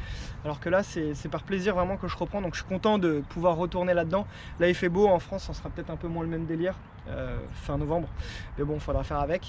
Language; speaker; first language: French; native; French